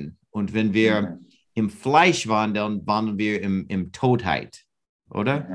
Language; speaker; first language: German; non-native, learner; English